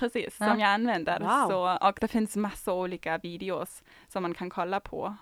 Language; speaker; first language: Swedish; non-native, fluent; German